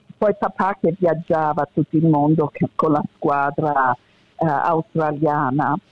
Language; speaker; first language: Italian; early bilingual, heritage; Italian